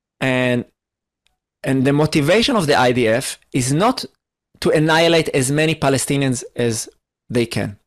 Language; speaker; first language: English; non-native, fluent; Hebrew